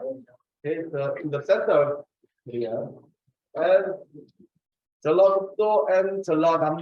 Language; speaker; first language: English; non-native, fluent; Korean